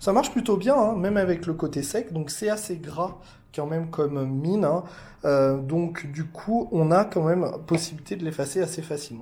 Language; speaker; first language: French; native; French